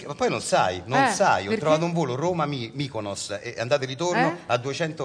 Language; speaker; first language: Italian; native; Italian